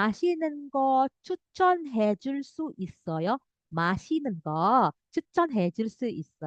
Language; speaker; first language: Korean; non-native, fluent; Indonesian